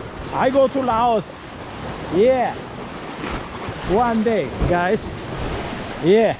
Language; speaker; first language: English; non-native, learner; Amharic